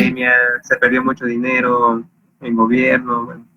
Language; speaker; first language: Spanish; native; Spanish